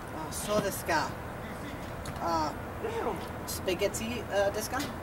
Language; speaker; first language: Japanese; non-native, learner; English